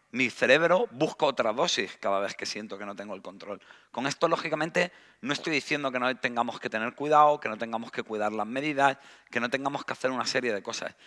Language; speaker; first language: Spanish; native; Spanish